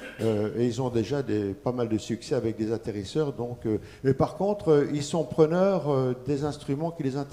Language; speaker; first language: French; native; French